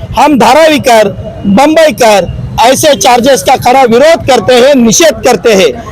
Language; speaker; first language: Hindi; non-native, local second language; Marathi